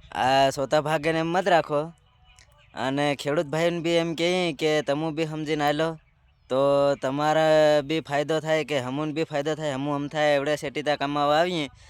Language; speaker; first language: Gujarati; non-native, local second language; Bhili